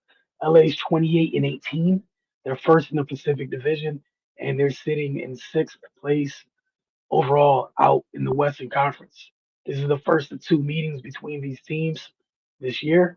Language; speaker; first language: English; native; English